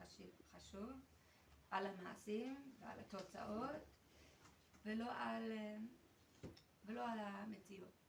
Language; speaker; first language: Hebrew; non-native, fluent; English